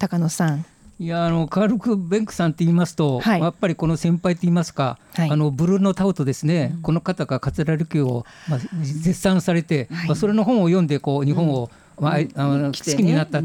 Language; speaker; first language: Japanese; native; Japanese